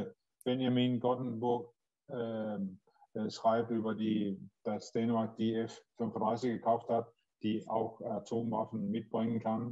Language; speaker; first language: German; non-native, learner; Danish